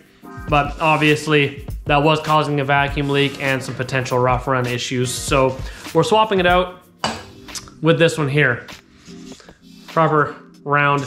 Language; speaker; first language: English; native; English